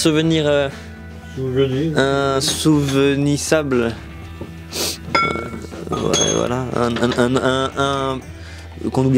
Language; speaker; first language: French; native; French